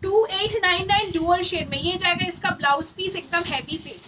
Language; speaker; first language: Hindi; non-native, local second language; Bangla